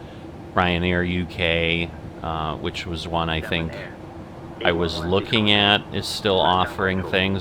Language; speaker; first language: English; native; English